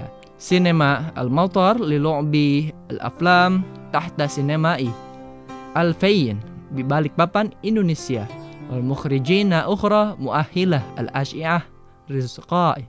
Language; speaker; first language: Arabic; non-native, fluent; Indonesian